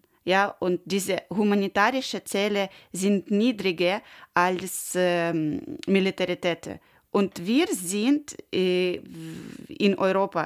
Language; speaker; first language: German; non-native, learner; Ukrainian